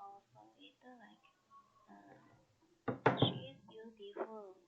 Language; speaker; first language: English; non-native, learner; Indonesian